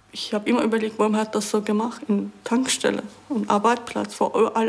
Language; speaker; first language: German; non-native, learner; Turkish